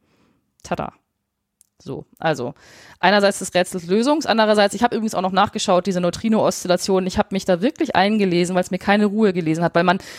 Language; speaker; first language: German; native; German